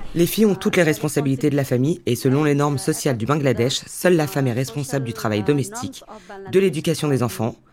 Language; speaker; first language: French; non-native, fluent; Bangla